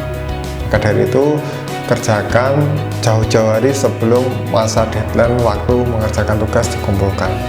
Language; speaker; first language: Indonesian; native; Indonesian